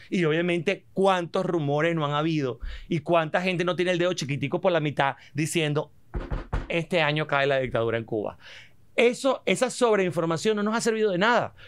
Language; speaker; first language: Spanish; native; Spanish